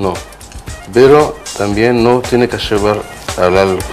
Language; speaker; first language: Spanish; non-native, learner; Arabic